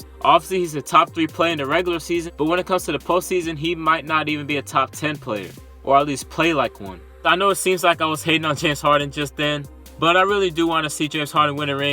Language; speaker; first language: English; native; English